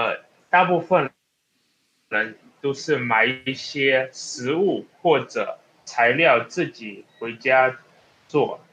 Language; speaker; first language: Chinese; early bilingual, heritage; Chinese